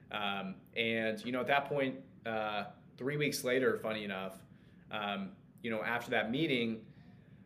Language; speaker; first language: English; native; English